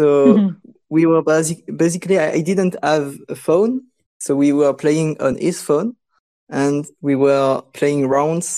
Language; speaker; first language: English; non-native, fluent; French